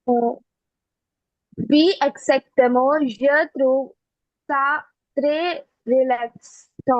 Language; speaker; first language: French; non-native, learner; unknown